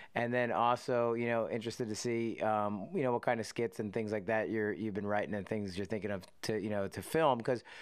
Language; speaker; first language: English; native; English